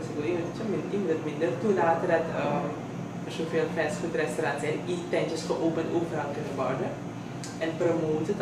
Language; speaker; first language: Dutch; native; Dutch